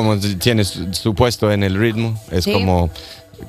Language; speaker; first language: Spanish; non-native, learner; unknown